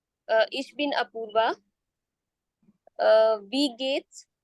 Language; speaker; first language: German; non-native, learner; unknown